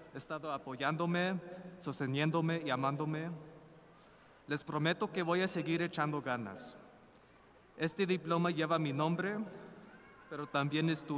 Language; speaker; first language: Spanish; early bilingual, other home language; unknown